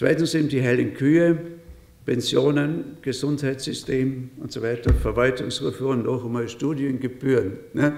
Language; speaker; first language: German; native; German